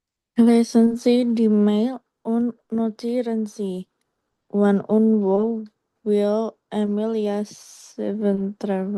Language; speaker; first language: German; non-native, learner; Indonesian